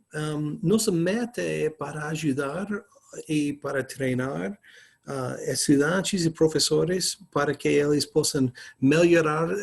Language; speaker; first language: Portuguese; non-native, fluent; English